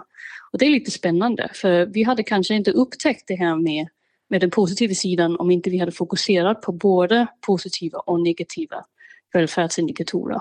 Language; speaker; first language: Swedish; non-native, fluent; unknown